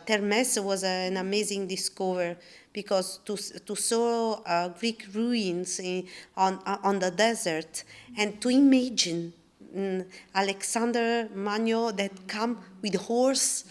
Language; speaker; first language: English; non-native, learner; Italian